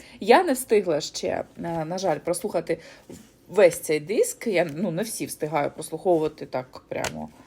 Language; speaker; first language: Ukrainian; non-native, local second language; Russian